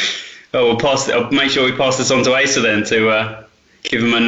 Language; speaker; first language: English; native; English